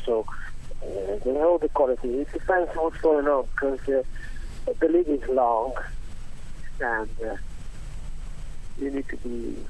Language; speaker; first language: English; non-native, learner; Italian